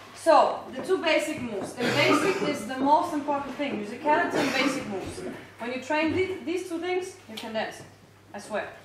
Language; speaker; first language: English; non-native, fluent; German